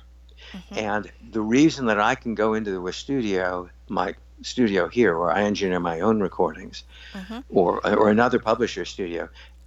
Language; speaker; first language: English; native; English